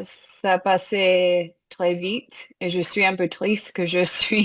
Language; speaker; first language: French; non-native, fluent; English